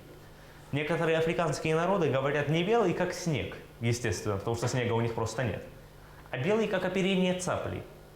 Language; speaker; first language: Russian; native; Russian